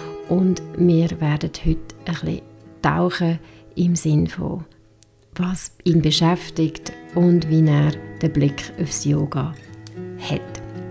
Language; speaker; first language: German; native; German